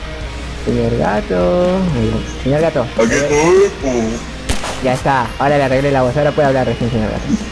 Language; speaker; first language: Spanish; native; Spanish